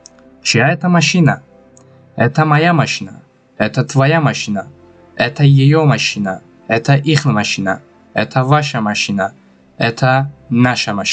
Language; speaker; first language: Russian; non-native, local second language; Tajik